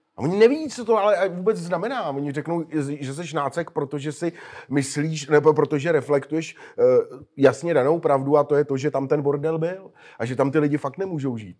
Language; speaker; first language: Czech; native; Czech